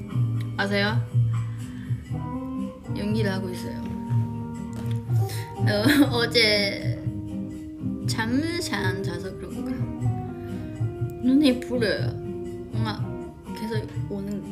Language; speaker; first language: Korean; non-native, learner; Chinese